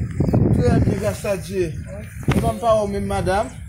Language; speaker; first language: Portuguese; non-native, learner; Haitian Creole